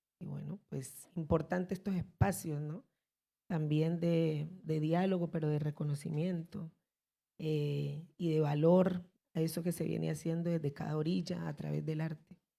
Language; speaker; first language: Spanish; native; Spanish